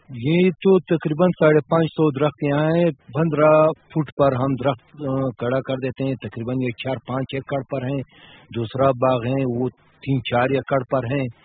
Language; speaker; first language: Urdu; non-native, local second language; Pashto